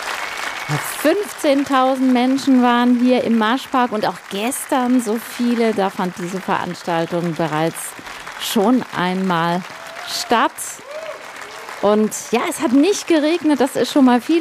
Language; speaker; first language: German; native; German